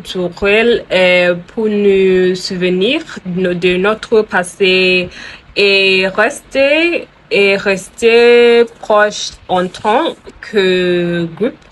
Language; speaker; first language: French; non-native, learner; English